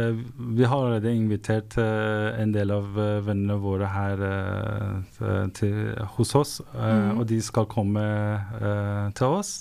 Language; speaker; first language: Norwegian; non-native, fluent; Persian